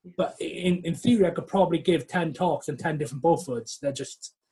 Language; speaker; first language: English; native; English